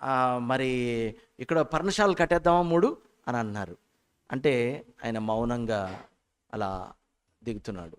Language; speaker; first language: Telugu; native; Telugu